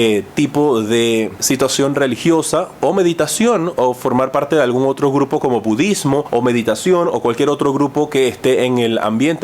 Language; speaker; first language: Spanish; native; Spanish